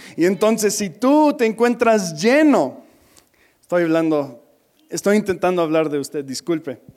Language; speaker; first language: Spanish; non-native, fluent; English